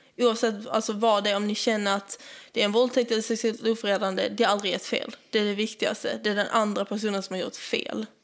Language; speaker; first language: Swedish; native; Swedish